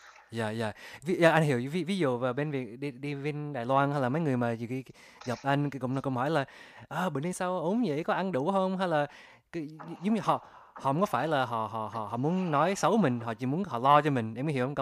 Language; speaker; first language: Vietnamese; early bilingual, heritage; Vietnamese